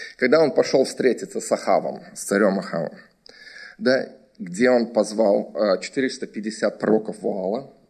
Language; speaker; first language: Russian; early bilingual, heritage; Russian